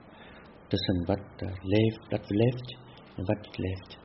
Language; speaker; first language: Dutch; non-native, fluent; Vietnamese